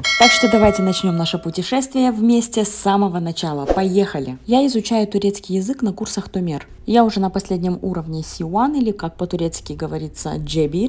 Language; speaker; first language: Russian; native; Russian